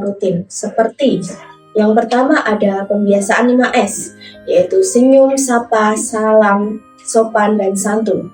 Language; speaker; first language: Indonesian; native; Indonesian